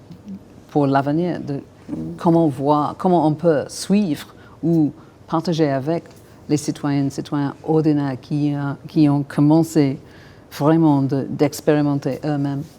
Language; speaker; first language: French; non-native, fluent; English